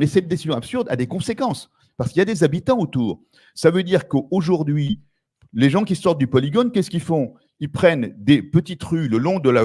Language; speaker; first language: French; native; French